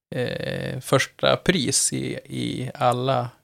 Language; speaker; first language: Swedish; native; Swedish